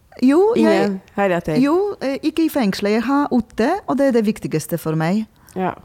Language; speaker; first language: Norwegian; non-native, fluent; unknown